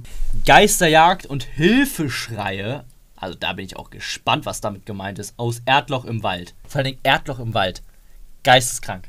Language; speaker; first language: German; native; German